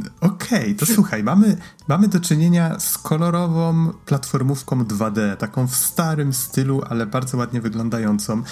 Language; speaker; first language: Polish; native; Polish